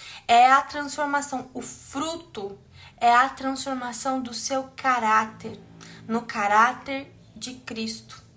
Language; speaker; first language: Portuguese; native; Portuguese